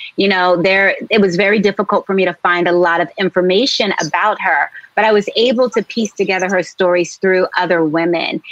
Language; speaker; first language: English; native; English